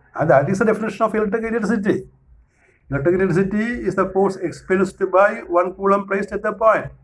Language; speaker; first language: English; non-native, local second language; Malayalam